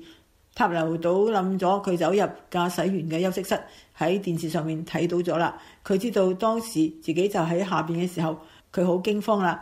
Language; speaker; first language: Chinese; non-native, local second language; Cantonese